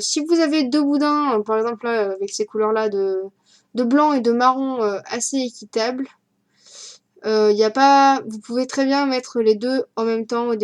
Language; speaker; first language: French; native; French